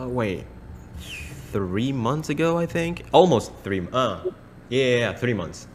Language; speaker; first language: English; non-native, fluent; Indonesian